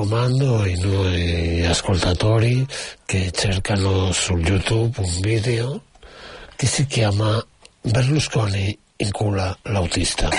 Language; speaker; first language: Italian; non-native, learner; Catalan